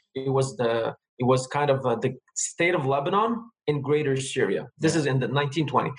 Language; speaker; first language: English; non-native, fluent; Armenian